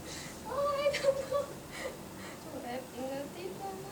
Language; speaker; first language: English; non-native, learner; Chinese